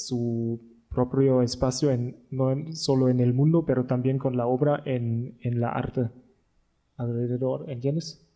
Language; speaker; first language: Spanish; non-native, learner; German